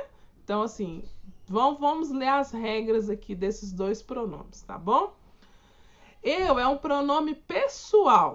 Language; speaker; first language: Portuguese; native; Portuguese